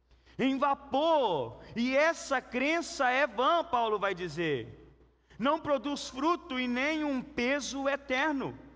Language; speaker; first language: Portuguese; native; Portuguese